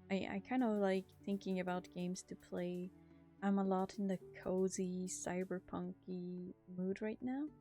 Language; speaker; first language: English; non-native, fluent; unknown